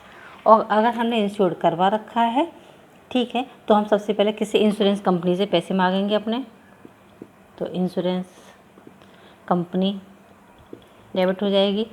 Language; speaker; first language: Hindi; native; Hindi